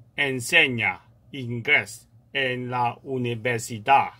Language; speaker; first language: Spanish; non-native, learner; Cantonese